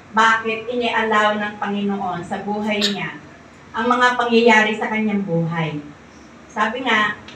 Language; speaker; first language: Filipino; native; Filipino